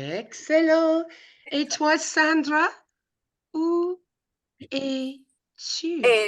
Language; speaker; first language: French; non-native, fluent; English